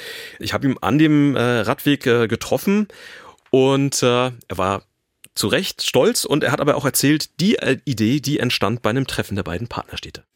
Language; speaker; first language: German; native; German